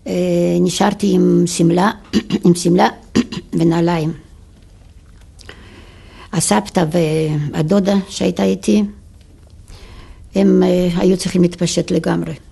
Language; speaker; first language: Hebrew; non-native, fluent; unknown